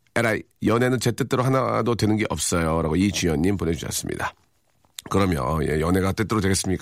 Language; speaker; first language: Korean; native; Korean